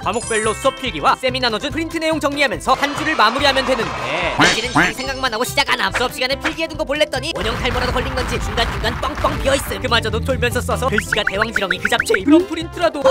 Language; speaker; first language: Korean; native; Korean